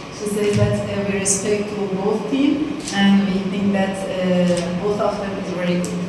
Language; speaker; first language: English; non-native, fluent; Persian